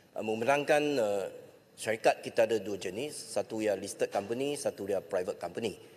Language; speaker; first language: Malay; non-native, local second language; Chinese